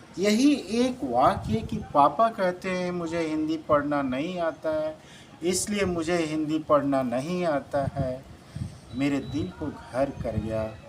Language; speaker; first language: Hindi; native; Hindi